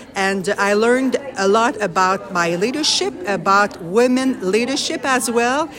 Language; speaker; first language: English; non-native, fluent; French